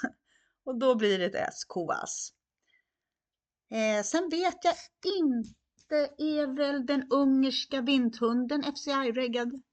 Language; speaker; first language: Swedish; non-native, fluent; Hungarian